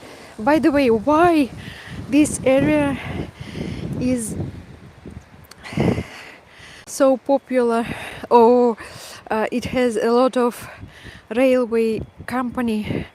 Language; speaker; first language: English; non-native, fluent; Russian